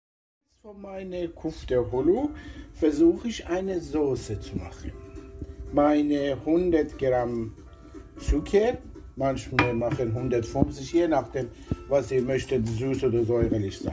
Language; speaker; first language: German; non-native, learner; Persian